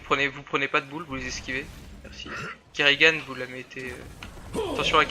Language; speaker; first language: French; native; French